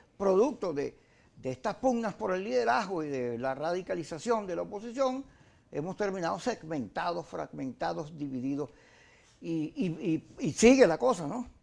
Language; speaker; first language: Spanish; native; Spanish